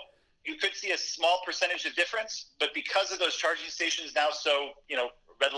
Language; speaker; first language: English; native; English